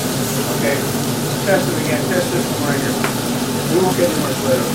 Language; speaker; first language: English; native; English